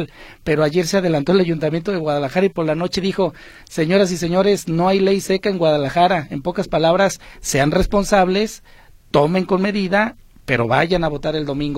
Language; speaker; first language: Spanish; native; Spanish